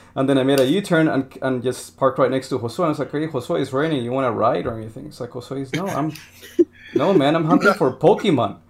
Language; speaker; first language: English; non-native, fluent; Spanish